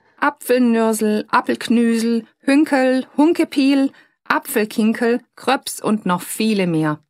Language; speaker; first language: German; native; German